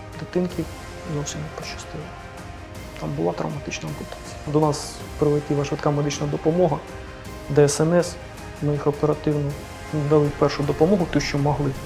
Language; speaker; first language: Ukrainian; non-native, local second language; Russian